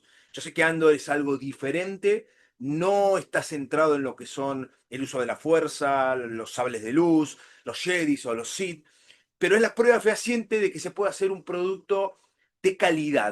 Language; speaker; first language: Spanish; native; Spanish